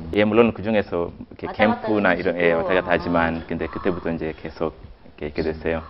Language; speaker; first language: Korean; non-native, fluent; Swahili